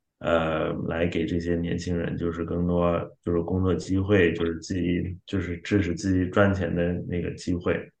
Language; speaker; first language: Chinese; non-native, fluent; Xhosa